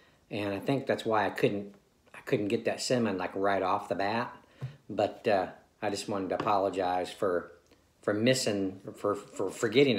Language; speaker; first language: English; native; English